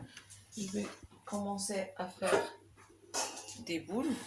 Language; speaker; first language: French; non-native, local second language; Arabic